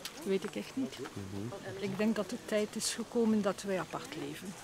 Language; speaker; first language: French; non-native, fluent; Dutch